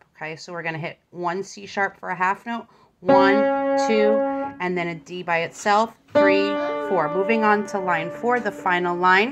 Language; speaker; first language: English; native; English